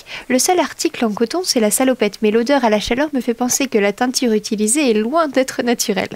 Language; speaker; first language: French; native; French